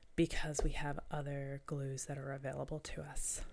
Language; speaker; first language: English; native; English